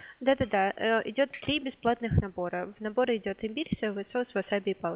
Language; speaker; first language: Russian; native; Russian